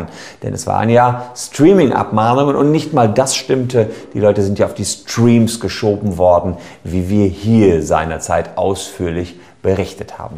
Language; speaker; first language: German; native; German